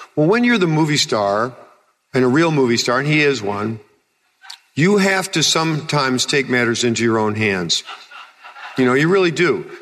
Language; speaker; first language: English; native; English